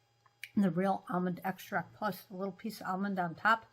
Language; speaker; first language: English; native; English